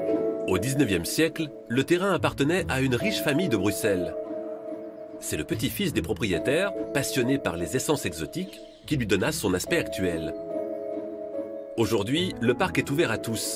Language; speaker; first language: French; native; French